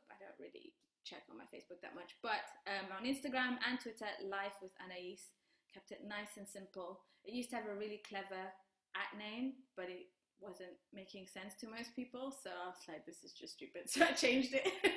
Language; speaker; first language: English; non-native, local second language; Kinyarwanda